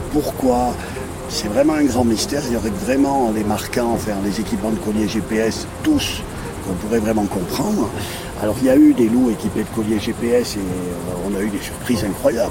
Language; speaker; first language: French; native; French